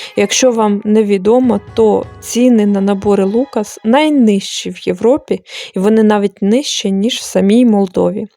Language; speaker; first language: Ukrainian; non-native, fluent; Bulgarian